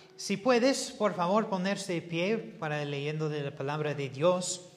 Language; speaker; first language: Spanish; non-native, fluent; English